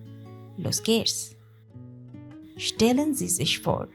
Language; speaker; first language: German; non-native, learner; Bangla